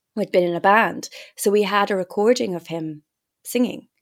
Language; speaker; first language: English; native; English